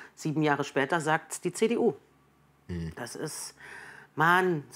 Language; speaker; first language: German; native; German